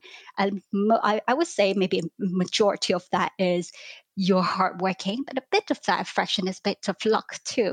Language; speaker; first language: English; non-native, local second language; Cantonese